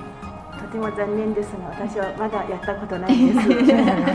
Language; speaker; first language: Japanese; non-native, fluent; Chinese